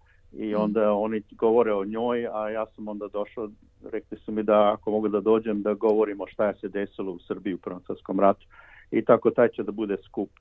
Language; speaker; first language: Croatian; early bilingual, heritage; Croatian